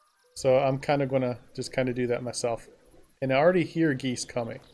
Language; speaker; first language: English; native; English